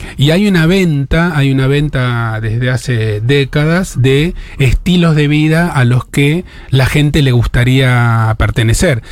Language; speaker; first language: Spanish; native; Spanish